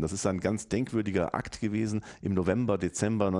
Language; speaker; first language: German; native; German